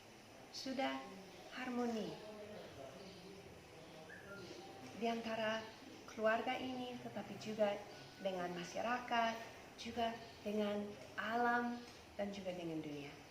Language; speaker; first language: Indonesian; non-native, fluent; English